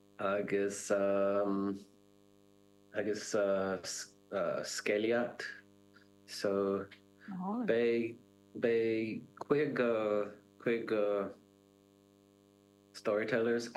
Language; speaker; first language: Irish; non-native, learner; English